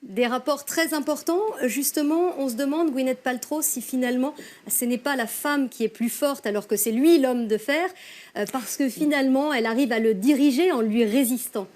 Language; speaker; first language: French; native; French